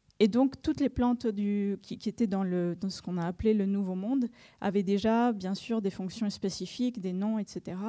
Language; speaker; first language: French; non-native, fluent; Spanish